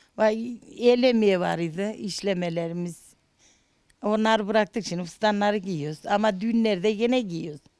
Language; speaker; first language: Turkish; native; Turkish